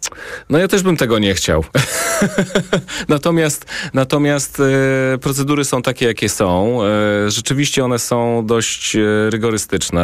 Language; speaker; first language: Polish; native; Polish